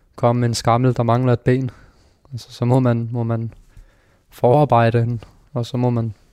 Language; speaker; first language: Danish; early bilingual, other home language; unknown